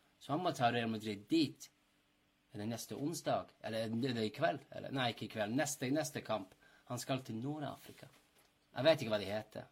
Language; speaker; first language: Norwegian; non-native, fluent; English